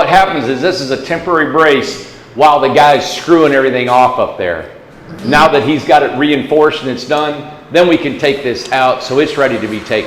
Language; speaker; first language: English; native; English